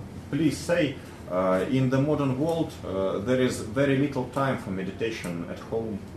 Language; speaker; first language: English; non-native, fluent; Russian